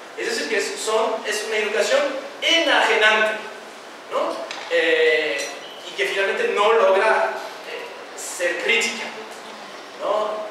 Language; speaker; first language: Spanish; non-native, fluent; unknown